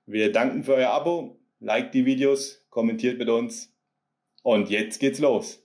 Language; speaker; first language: German; native; German